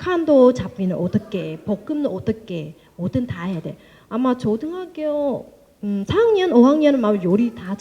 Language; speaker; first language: Korean; non-native, learner; Vietnamese